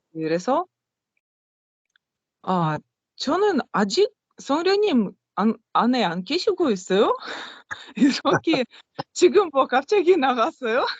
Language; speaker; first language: Korean; non-native, learner; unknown